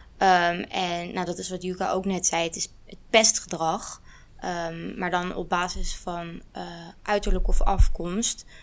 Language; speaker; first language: Dutch; early bilingual, other home language; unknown